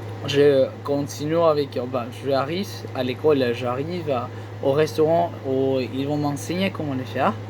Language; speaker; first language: French; non-native, learner; Spanish